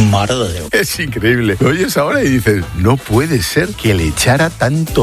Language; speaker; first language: Spanish; native; Spanish